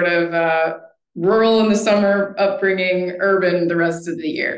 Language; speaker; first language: English; native; English